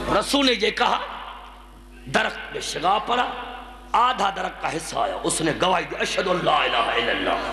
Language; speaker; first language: Urdu; non-native, local second language; Sindhi